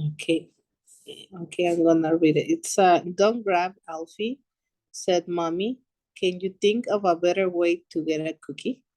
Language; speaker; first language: English; early bilingual, other home language; Spanish